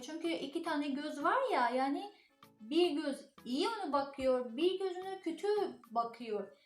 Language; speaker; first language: Turkish; non-native, learner; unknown